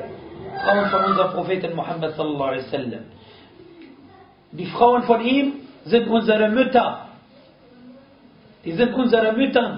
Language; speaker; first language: German; non-native, fluent; Arabic